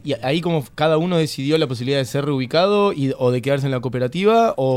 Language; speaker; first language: Spanish; native; Spanish